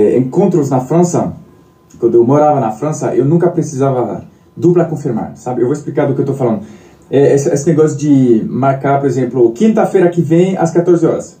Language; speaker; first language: Portuguese; non-native, fluent; French